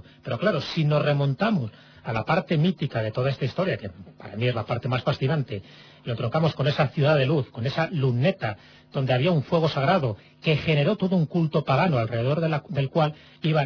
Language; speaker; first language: Spanish; native; Spanish